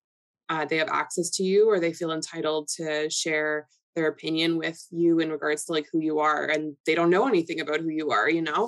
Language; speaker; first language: English; early bilingual, other home language; Polish